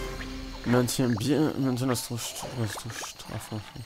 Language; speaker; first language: French; native; French